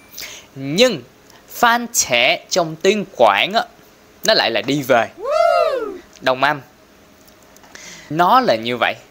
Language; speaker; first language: Vietnamese; non-native, local second language; Cantonese